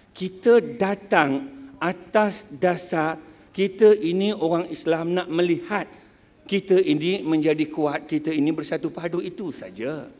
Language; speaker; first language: Malay; non-native, local second language; Chinese